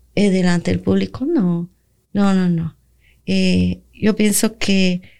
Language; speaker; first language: Spanish; native; Spanish